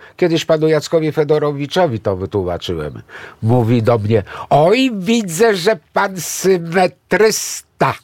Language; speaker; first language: Polish; early bilingual, other home language; Greek